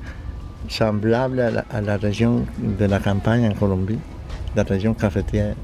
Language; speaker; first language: French; non-native, learner; Spanish